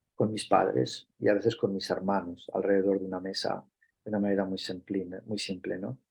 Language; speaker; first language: Spanish; native; Spanish